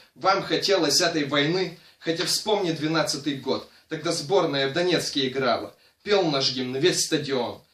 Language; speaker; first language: Russian; non-native, local second language; Ukrainian